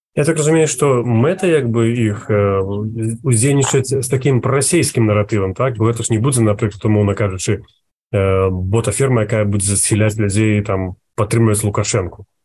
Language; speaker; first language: Belarusian; native; Belarusian